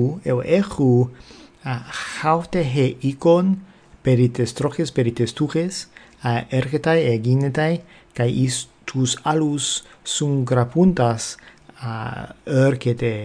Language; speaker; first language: Greek; non-native, fluent; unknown